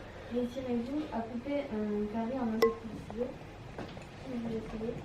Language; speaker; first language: French; native; French